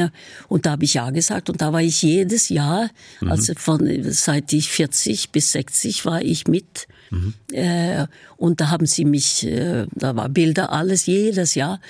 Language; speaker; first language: German; non-native, fluent; Norwegian